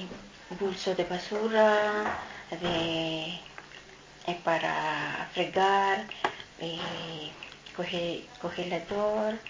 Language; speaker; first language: Spanish; non-native, learner; Filipino